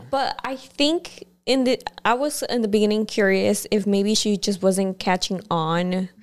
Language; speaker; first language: English; early bilingual, other home language; Spanish